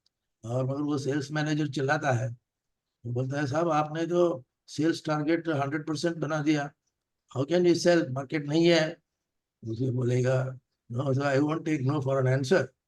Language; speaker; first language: Hindi; non-native, local second language; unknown